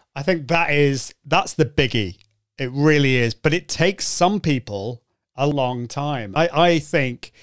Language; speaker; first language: English; native; English